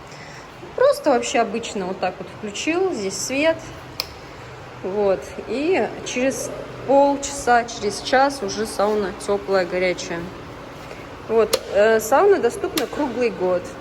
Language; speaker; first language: Russian; native; Russian